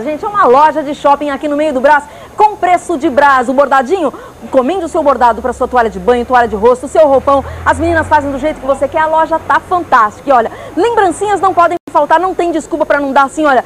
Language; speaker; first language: Portuguese; native; Portuguese